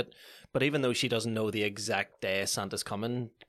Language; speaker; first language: English; native; English